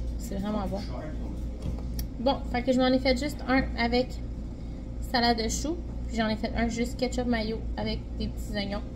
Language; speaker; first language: French; native; French